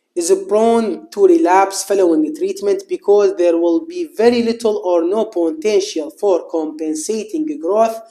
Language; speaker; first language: English; non-native, fluent; Arabic